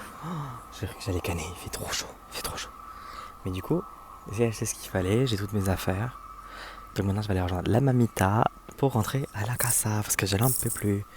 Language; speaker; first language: French; native; French